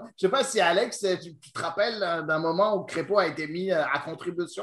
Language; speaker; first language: French; native; French